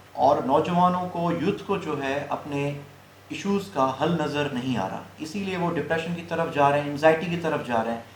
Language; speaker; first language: Urdu; non-native, local second language; Sindhi